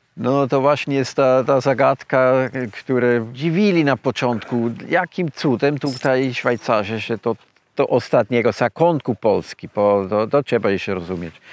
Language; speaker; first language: Polish; non-native, fluent; German